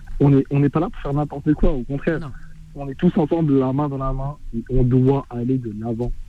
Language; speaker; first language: French; early bilingual, other home language; Arabic